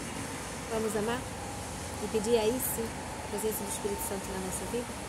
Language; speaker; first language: Portuguese; native; Portuguese